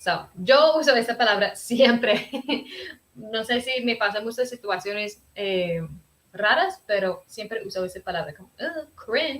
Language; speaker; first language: Spanish; early bilingual, heritage; Spanish